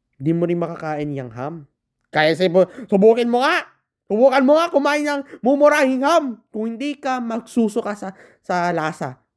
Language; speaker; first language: Filipino; non-native, local second language; Iloko